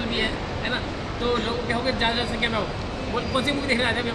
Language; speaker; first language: Hindi; native; Hindi